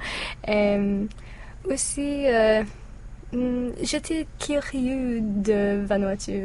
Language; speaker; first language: French; non-native, learner; English